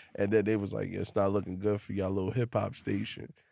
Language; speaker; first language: English; native; English